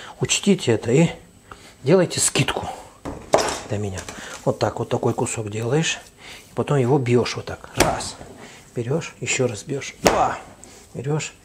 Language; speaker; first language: Russian; non-native, fluent; Azerbaijani